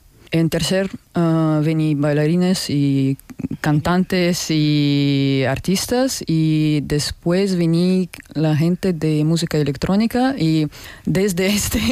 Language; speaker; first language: Spanish; non-native, learner; Russian